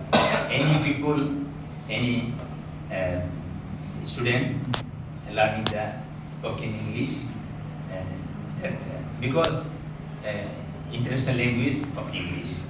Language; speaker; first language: English; non-native, learner; Bangla